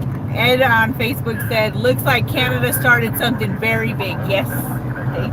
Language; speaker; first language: English; native; English